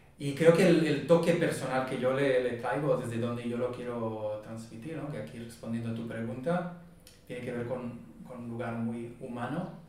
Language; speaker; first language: Spanish; non-native, fluent; Hebrew